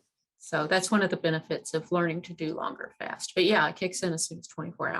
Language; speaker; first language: English; native; English